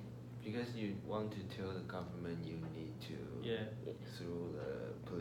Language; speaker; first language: English; non-native, learner; Chinese